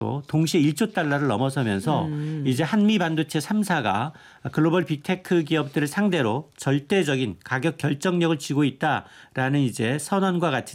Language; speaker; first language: Korean; native; Korean